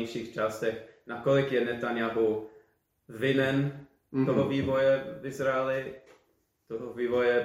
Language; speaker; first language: Czech; non-native, fluent; English